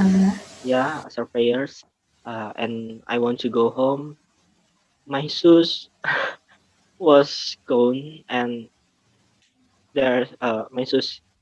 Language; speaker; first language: English; non-native, learner; Indonesian